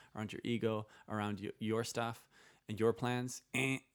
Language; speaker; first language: English; early bilingual, other home language; Icelandic